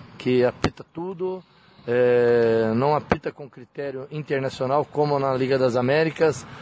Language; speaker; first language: Portuguese; non-native, learner; Spanish